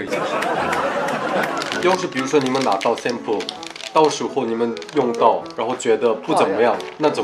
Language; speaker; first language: Chinese; non-native, fluent; Korean